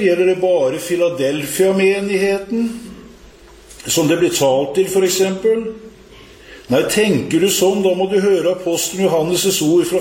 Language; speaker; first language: Norwegian; native; Norwegian